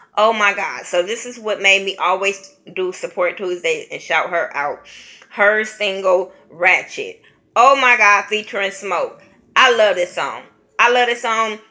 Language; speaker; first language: English; native; English